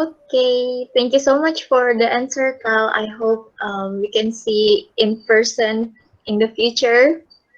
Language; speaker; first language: English; non-native, fluent; Indonesian